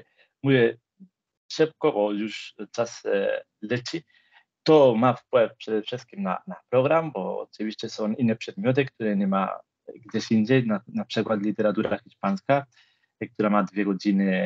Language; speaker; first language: Polish; non-native, fluent; Spanish